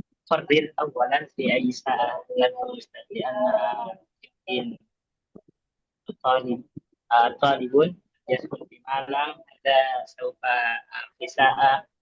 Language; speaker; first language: Arabic; non-native, learner; Indonesian